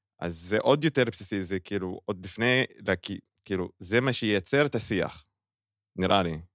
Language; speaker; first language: Hebrew; non-native, local second language; Arabic